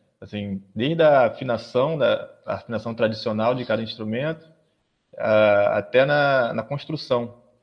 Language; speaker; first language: Portuguese; native; Portuguese